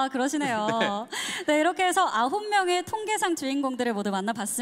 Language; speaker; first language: Korean; native; Korean